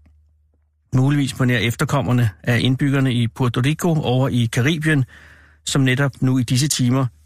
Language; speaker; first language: Danish; native; Danish